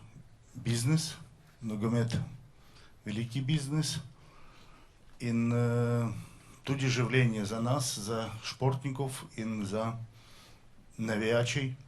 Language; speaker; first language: Slovenian; non-native, learner; Russian